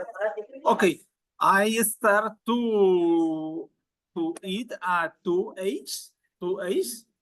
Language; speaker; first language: English; non-native, learner; Spanish